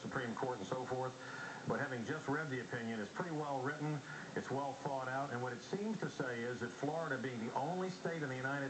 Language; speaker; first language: English; native; English